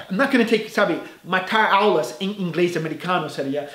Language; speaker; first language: Portuguese; non-native, fluent; English